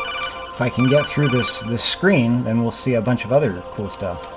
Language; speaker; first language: English; native; English